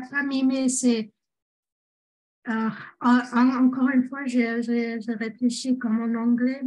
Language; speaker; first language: French; non-native, fluent; English